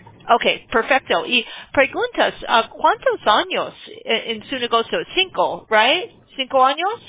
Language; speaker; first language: Spanish; non-native, learner; English